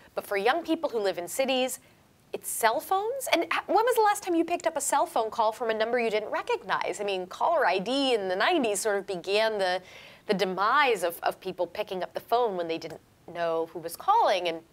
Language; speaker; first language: English; native; English